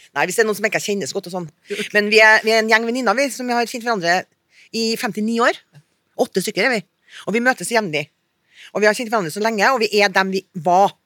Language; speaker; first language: Norwegian; native; Norwegian